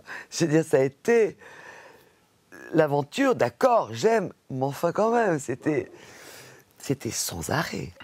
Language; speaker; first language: French; native; French